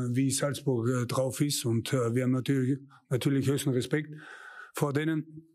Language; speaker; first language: German; native; German